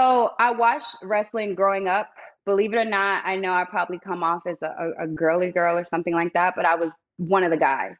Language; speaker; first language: English; native; English